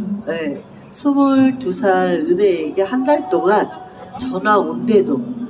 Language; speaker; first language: Korean; native; Korean